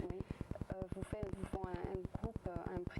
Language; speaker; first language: French; native; French